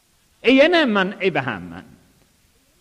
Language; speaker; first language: Finnish; non-native, fluent; Estonian